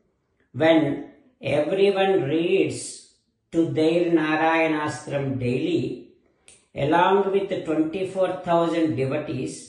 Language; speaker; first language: English; non-native, local second language; Telugu